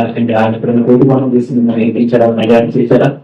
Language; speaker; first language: Telugu; native; Telugu